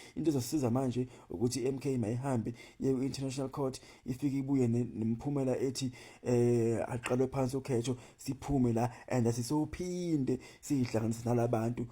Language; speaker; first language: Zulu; native; Zulu